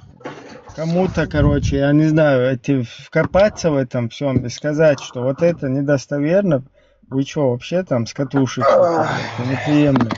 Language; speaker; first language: Russian; native; Russian